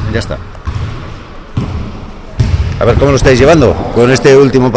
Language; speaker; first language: Spanish; native; Spanish